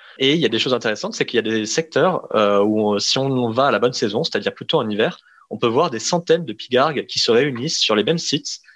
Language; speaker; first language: French; native; French